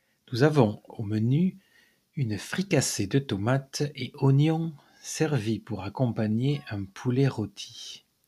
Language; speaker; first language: French; native; French